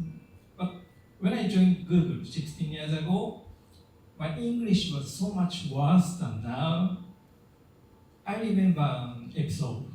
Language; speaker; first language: English; non-native, fluent; Japanese